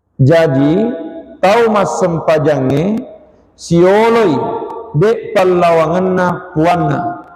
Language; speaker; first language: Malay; non-native, local second language; Buginese